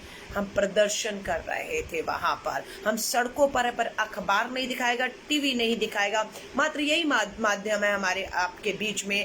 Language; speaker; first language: Hindi; native; Hindi